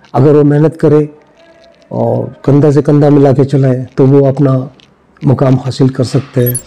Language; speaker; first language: Hindi; native; Hindi